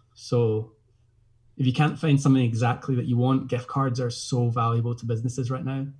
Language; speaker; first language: English; native; English